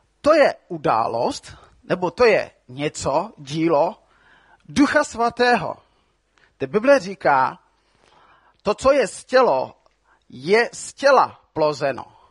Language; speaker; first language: Czech; non-native, fluent; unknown